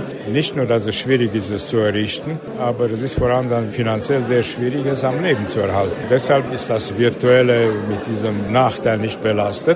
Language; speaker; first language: German; native; German